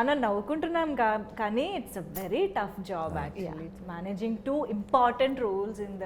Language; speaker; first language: Telugu; native; Telugu